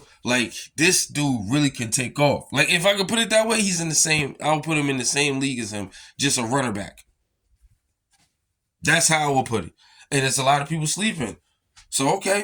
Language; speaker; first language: English; native; English